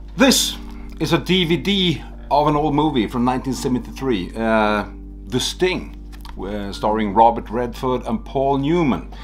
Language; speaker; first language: English; non-native, fluent; Swedish